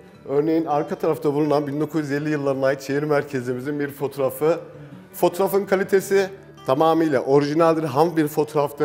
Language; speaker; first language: Turkish; native; Turkish